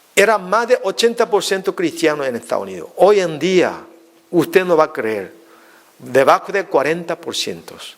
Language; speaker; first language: Spanish; non-native, fluent; Korean